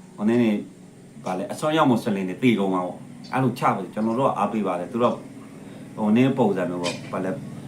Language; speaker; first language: Burmese; native; Burmese